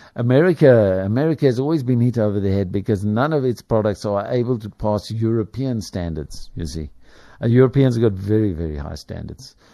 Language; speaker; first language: English; native; English